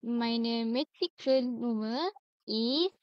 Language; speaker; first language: German; non-native, learner; Malay